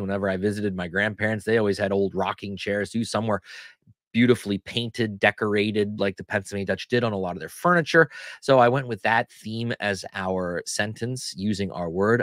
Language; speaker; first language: English; native; English